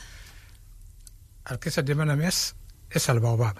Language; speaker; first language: Catalan; non-native, fluent; Wolof